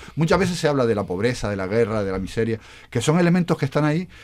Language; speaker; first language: Spanish; native; Spanish